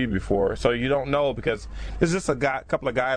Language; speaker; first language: English; native; English